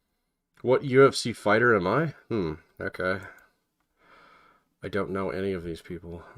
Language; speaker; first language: English; native; English